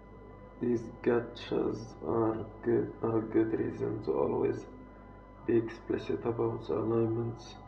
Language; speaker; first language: English; non-native, fluent; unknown